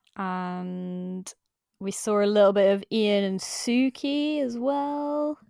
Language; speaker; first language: English; native; English